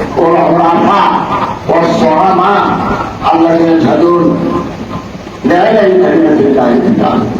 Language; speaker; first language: Arabic; non-native, fluent; Bangla